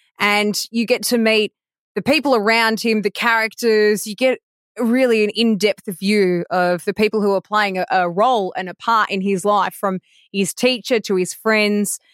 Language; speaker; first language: English; native; English